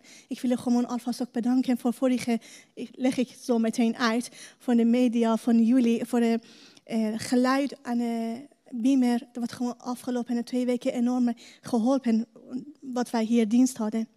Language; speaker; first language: Dutch; non-native, learner; Persian